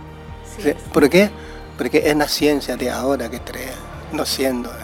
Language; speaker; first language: Spanish; non-native, learner; Chinese